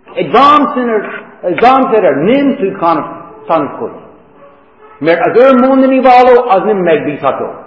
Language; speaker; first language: Hungarian; non-native, fluent; English